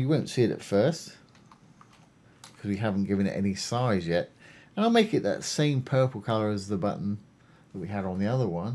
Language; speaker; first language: English; native; English